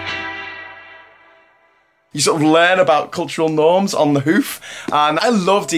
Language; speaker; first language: English; native; English